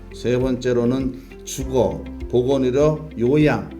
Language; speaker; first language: Korean; native; Korean